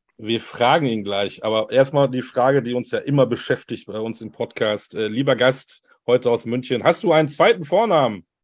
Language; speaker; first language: German; native; German